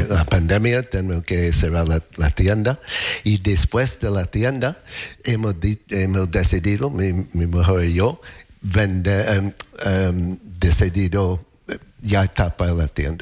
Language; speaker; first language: Spanish; non-native, learner; English